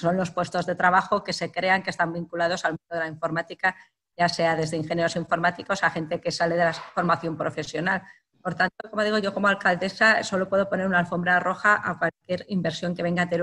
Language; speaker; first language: Spanish; native; Spanish